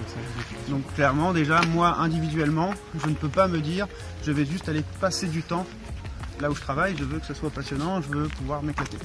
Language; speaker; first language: French; native; French